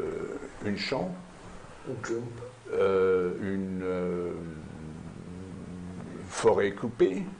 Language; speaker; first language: French; non-native, learner; German